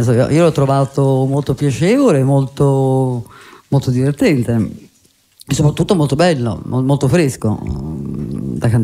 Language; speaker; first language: Italian; native; Italian